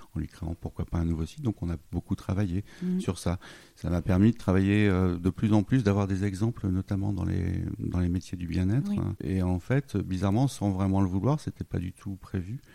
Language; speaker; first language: French; native; French